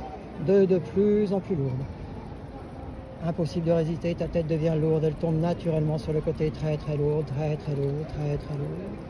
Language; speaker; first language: French; native; French